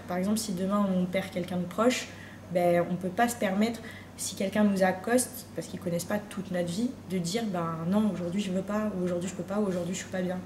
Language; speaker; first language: French; native; French